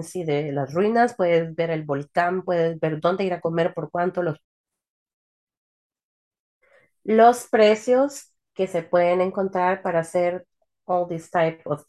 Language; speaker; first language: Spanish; early bilingual, heritage; Spanish